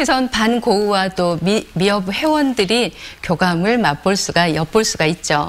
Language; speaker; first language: Korean; native; Korean